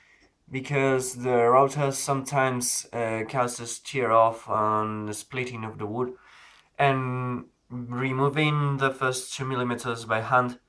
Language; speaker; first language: English; non-native, learner; Spanish